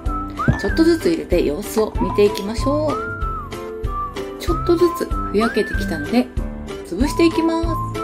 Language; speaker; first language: Japanese; native; Japanese